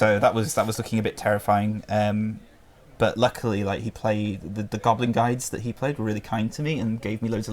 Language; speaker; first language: English; native; English